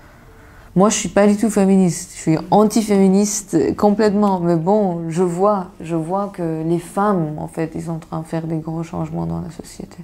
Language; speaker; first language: French; non-native, fluent; Persian